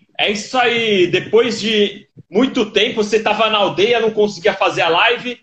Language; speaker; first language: Portuguese; native; Portuguese